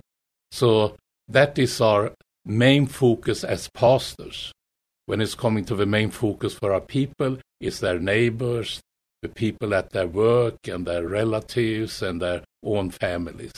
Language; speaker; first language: English; non-native, fluent; Swedish